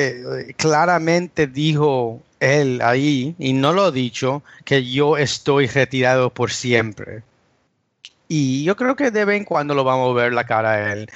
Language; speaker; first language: Spanish; early bilingual, heritage; English